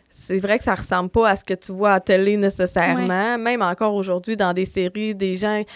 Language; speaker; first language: French; native; French